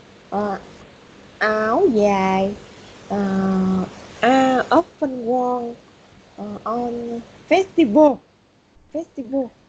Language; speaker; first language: English; non-native, learner; Vietnamese